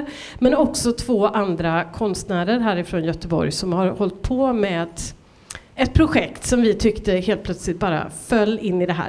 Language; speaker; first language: Swedish; native; Swedish